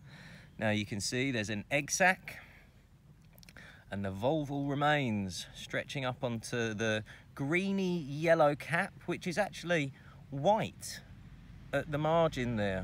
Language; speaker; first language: English; native; English